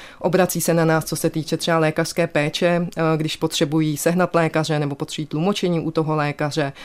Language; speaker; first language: Czech; native; Czech